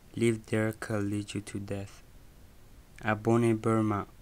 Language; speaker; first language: English; early bilingual, other home language; Burmese